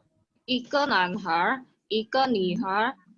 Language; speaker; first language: Chinese; non-native, learner; Indonesian